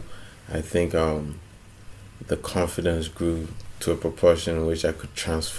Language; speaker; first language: English; non-native, local second language; Akan